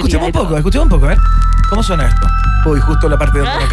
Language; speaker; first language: Spanish; native; Spanish